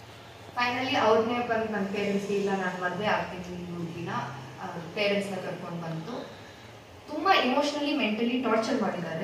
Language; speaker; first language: Kannada; non-native, local second language; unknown